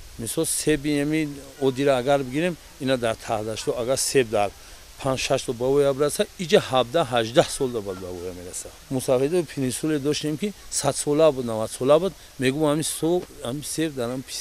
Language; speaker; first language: Tajik; native; Tajik